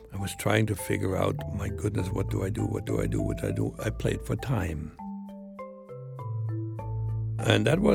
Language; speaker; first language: English; non-native, fluent; German